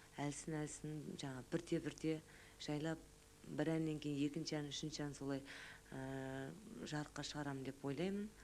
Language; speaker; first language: Kazakh; native; Kazakh